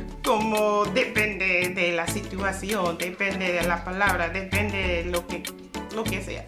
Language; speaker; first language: Spanish; non-native, fluent; English